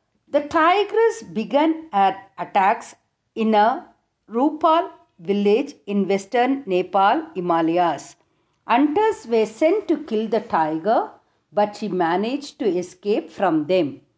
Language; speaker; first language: English; non-native, local second language; Tamil